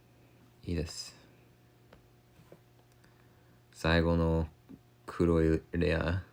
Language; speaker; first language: Japanese; non-native, learner; English